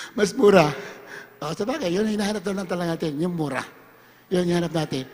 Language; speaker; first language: Filipino; non-native, local second language; Hiligaynon